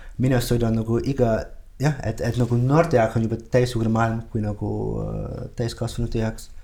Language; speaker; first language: Estonian; non-native, fluent; Dutch